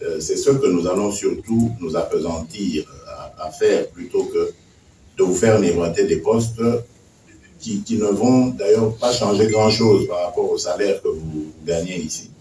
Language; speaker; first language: French; non-native, local second language; Luba-Lulua